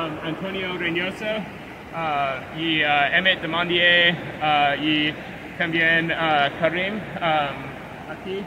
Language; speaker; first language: Spanish; non-native, learner; English